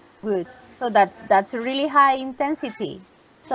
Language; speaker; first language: English; non-native, fluent; Spanish